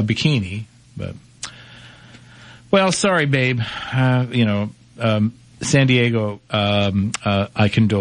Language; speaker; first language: English; native; English